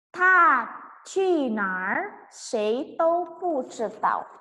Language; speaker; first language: Chinese; non-native, fluent; Indonesian